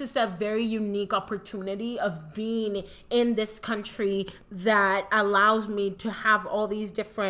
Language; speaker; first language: English; early bilingual, other home language; Spanish